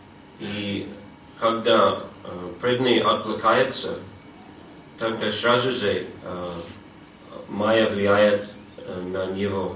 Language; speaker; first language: Russian; non-native, fluent; English